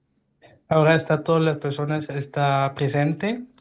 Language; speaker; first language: Spanish; non-native, fluent; Dutch